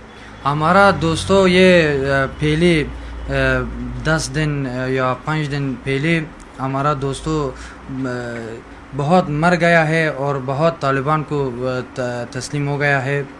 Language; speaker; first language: Hindi; non-native, learner; Persian